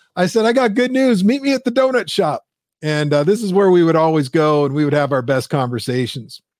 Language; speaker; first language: English; native; English